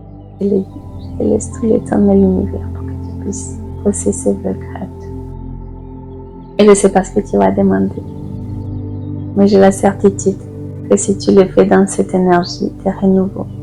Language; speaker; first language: French; native; French